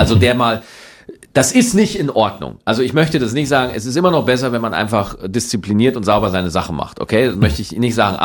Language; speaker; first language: German; native; German